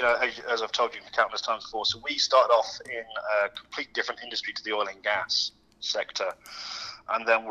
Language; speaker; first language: English; native; English